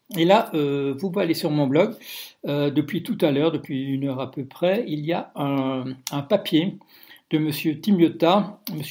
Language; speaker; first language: French; non-native, fluent; Dutch